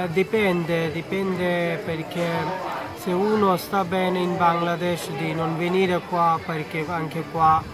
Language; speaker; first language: Italian; non-native, fluent; Bangla